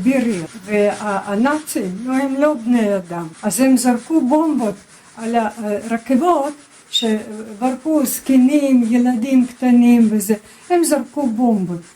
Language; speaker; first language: Hebrew; non-native, fluent; Russian